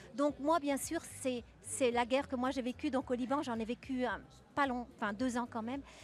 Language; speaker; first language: French; native; French